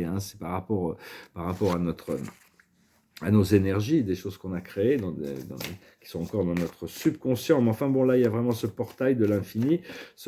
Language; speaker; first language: French; native; French